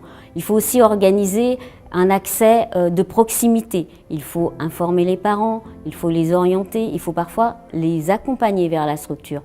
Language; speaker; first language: French; native; French